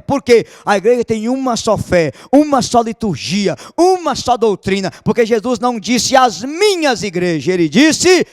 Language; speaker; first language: Portuguese; native; Portuguese